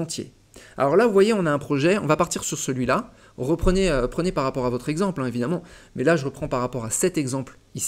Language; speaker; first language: French; native; French